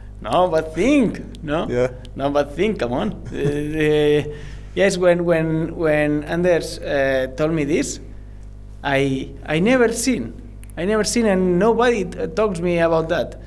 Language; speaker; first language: English; non-native, learner; Spanish